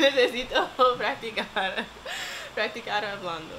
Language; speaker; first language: Spanish; non-native, learner; English